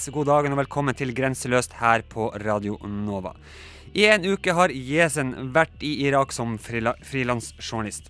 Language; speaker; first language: Norwegian; native; Norwegian